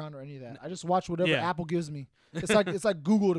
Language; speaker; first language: English; native; English